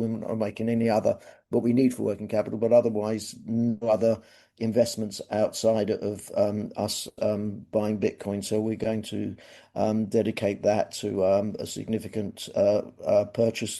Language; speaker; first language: English; native; English